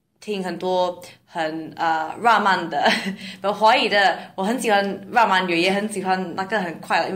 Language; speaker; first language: Chinese; non-native, learner; English